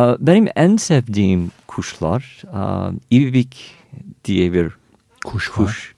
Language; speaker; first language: Turkish; non-native, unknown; English